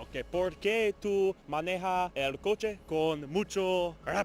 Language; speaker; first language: Spanish; non-native, learner; English